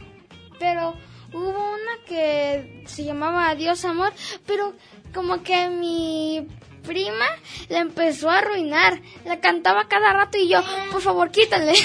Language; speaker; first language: Spanish; native; Spanish